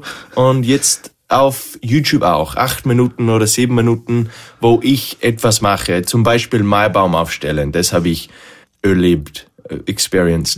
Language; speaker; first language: German; non-native, fluent; English